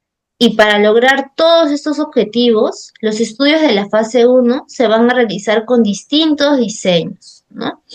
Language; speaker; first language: Spanish; native; Spanish